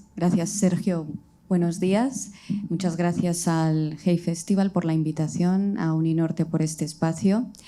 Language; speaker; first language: Spanish; early bilingual, other home language; Riffian